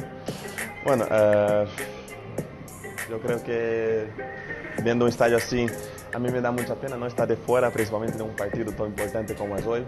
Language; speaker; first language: Spanish; non-native, fluent; Portuguese